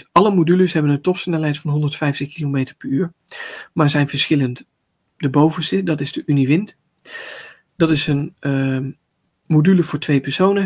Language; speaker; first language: Dutch; native; Dutch